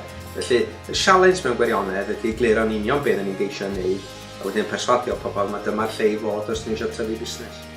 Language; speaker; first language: Welsh; native; Welsh